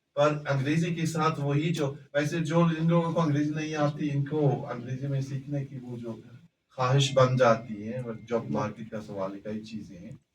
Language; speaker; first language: Hindi; non-native, fluent; German